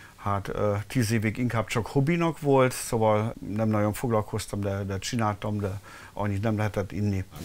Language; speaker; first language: Hungarian; early bilingual, heritage; German